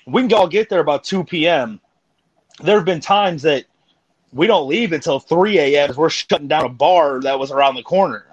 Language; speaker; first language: English; native; English